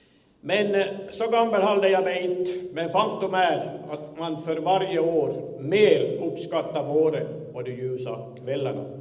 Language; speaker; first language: Swedish; native; Swedish